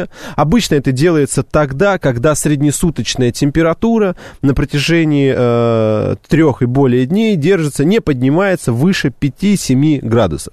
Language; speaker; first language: Russian; native; Russian